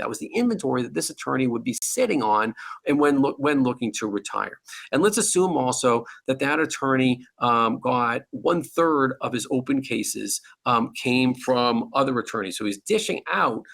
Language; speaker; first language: English; native; English